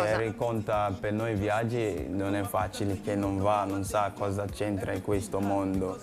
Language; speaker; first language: Italian; non-native, learner; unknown